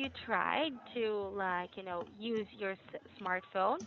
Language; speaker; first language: English; non-native, fluent; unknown